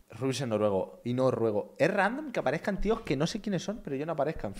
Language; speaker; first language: Spanish; native; Spanish